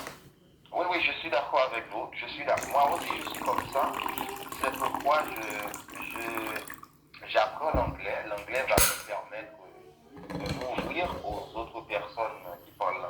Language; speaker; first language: French; non-native, local second language; Haitian Creole